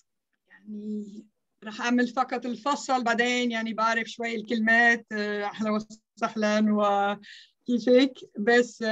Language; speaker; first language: Arabic; non-native, learner; Dutch